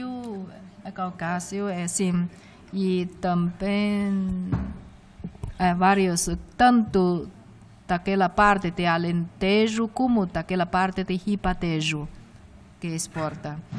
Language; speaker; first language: Portuguese; non-native, fluent; Chinese